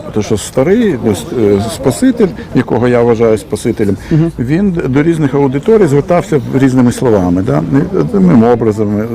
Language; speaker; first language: Ukrainian; non-native, local second language; Russian